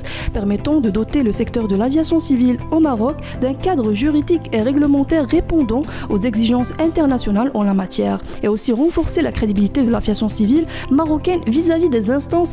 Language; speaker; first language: French; non-native, local second language; Arabic